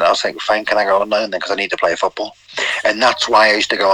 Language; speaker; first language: English; native; English